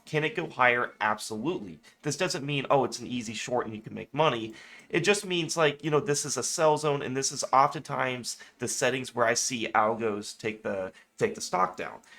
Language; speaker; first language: English; native; English